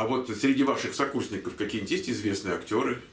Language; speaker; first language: Russian; native; Russian